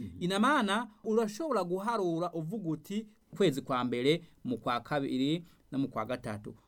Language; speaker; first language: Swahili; non-native, local second language; Rundi